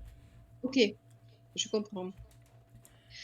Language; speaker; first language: French; non-native, fluent; Hungarian